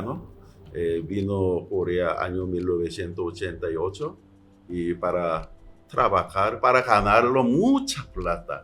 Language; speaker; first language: Spanish; non-native, learner; Korean